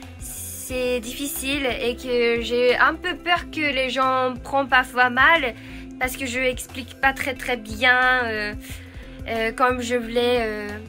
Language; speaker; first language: French; non-native, fluent; Japanese